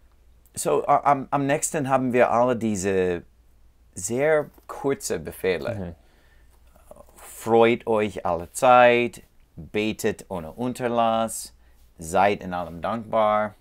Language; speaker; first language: German; non-native, learner; English